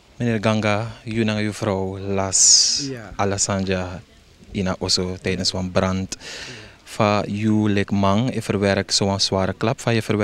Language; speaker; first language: Dutch; native; Dutch